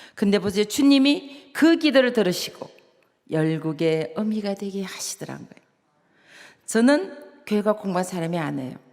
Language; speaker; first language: Korean; native; Korean